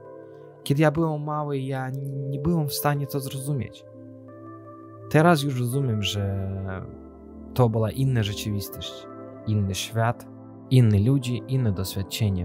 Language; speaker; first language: Polish; non-native, learner; Azerbaijani